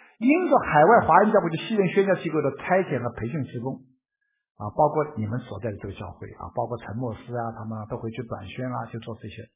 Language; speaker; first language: Chinese; native; Chinese